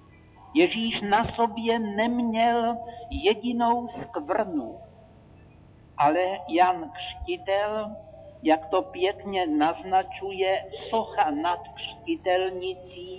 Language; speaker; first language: Czech; native; Czech